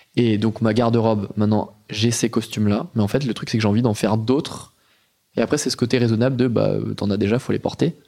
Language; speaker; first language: French; native; French